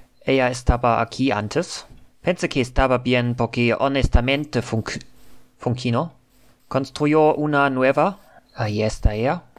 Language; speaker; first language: Spanish; non-native, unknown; German